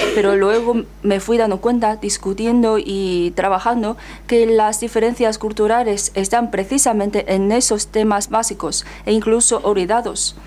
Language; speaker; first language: Spanish; non-native, fluent; Chinese